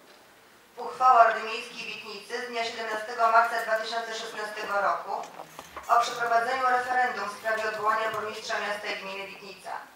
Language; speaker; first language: Polish; native; Polish